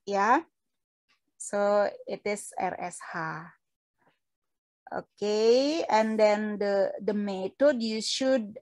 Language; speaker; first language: English; non-native, fluent; Indonesian